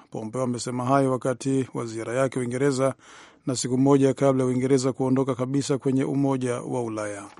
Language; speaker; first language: Swahili; non-native, local second language; Rundi